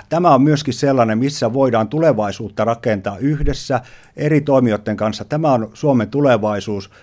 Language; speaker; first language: Finnish; native; Finnish